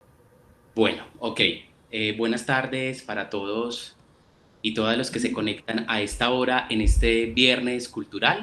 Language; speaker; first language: Spanish; native; Spanish